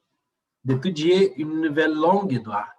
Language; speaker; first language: French; non-native, learner; Portuguese